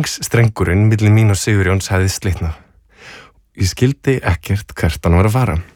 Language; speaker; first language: Icelandic; native; Icelandic